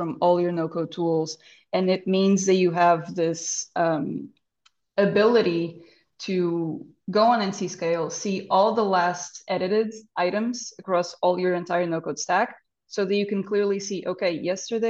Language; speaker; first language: English; non-native, fluent; Portuguese